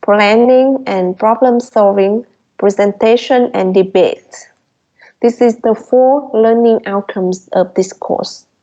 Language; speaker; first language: English; non-native, fluent; Vietnamese